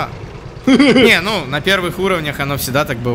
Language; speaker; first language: Russian; native; Russian